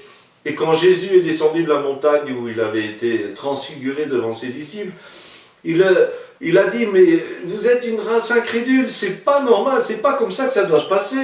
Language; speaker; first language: French; native; French